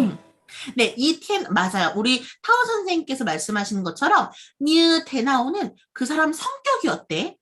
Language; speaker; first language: Korean; native; Korean